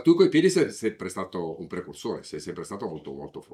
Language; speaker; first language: Italian; native; Italian